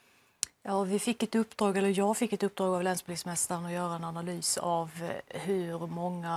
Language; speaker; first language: Swedish; native; Swedish